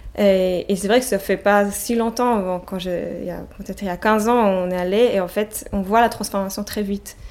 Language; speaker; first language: French; non-native, fluent; Hebrew